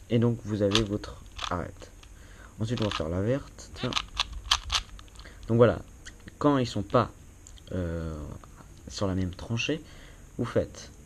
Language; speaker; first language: French; native; French